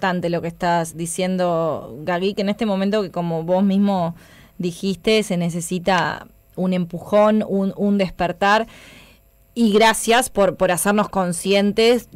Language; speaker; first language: Spanish; native; Spanish